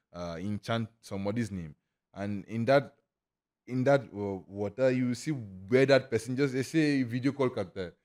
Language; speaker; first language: English; non-native, local second language; Igbo